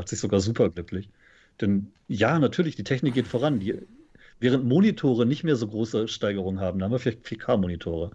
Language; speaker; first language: German; native; German